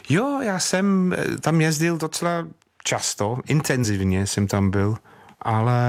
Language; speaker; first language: Czech; non-native, fluent; English